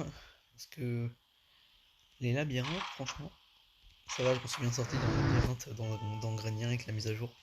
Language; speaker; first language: French; native; French